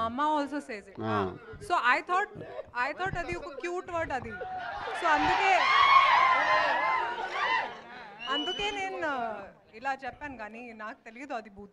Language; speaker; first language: Telugu; non-native, local second language; Hindi